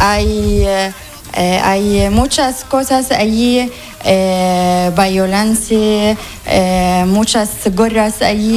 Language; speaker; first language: Spanish; non-native, learner; Arabic